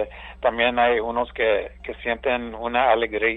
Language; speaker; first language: Spanish; early bilingual, heritage; English